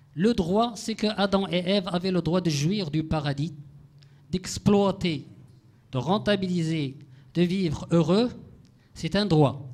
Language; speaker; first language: French; non-native, local second language; Arabic